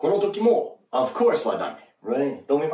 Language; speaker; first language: Japanese; non-native, learner; English